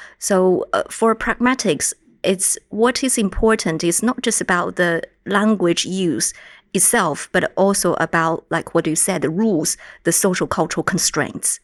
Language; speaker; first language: English; non-native, fluent; Chinese